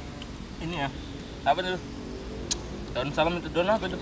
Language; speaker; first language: Indonesian; native; Indonesian